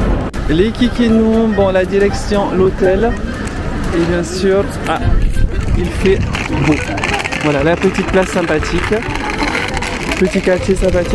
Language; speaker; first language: French; native; French